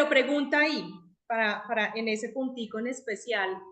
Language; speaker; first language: Spanish; native; Spanish